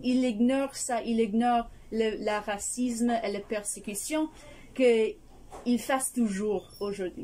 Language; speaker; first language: French; non-native, fluent; English